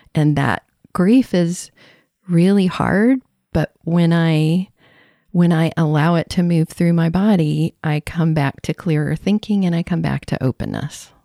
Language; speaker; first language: English; native; English